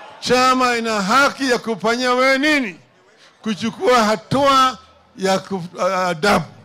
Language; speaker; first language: Swahili; non-native, local second language; Luo (Kenya and Tanzania)